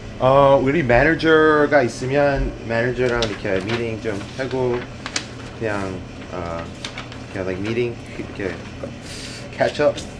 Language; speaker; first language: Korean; early bilingual, heritage; English